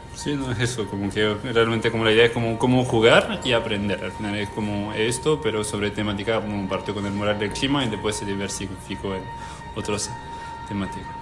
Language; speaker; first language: Spanish; non-native, fluent; French